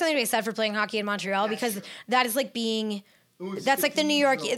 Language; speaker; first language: English; native; English